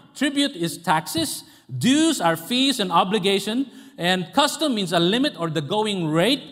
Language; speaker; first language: English; non-native, local second language; Filipino